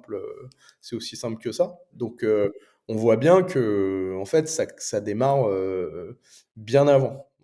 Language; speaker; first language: French; native; French